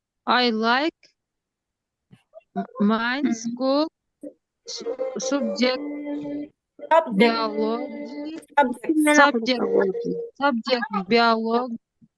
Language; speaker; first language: English; non-native, learner; Kyrgyz